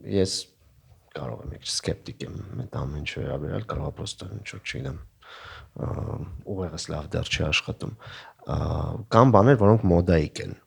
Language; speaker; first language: Armenian; native; Armenian